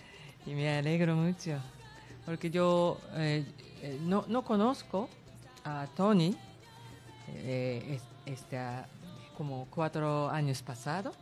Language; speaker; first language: Spanish; non-native, learner; Japanese